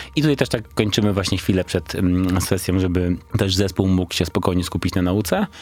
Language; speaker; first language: Polish; native; Polish